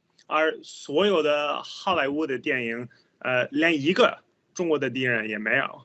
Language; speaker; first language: Chinese; non-native, fluent; English